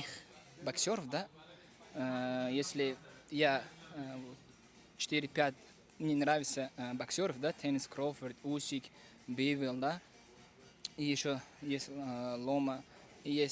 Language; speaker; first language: Russian; non-native, fluent; Uzbek